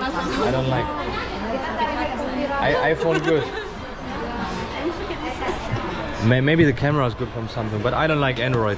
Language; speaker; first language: English; non-native, fluent; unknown